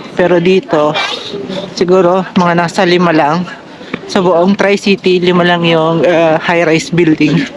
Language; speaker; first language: Filipino; native; Filipino